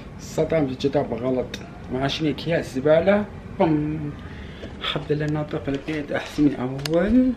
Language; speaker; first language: Arabic; non-native, learner; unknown